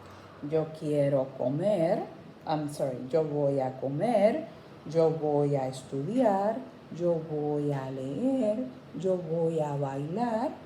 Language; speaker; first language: Spanish; non-native, fluent; English